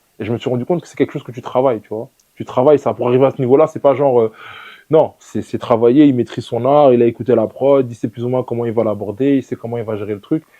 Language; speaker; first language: French; early bilingual, other home language; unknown